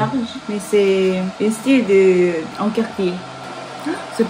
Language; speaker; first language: French; non-native, learner; Korean